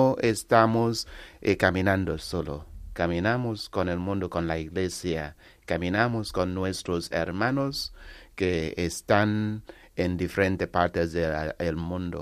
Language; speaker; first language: Spanish; non-native, learner; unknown